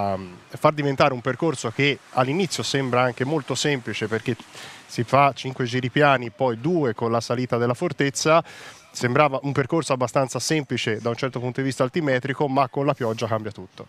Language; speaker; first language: Italian; native; Italian